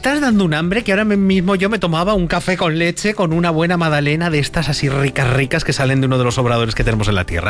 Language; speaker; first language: Spanish; native; Spanish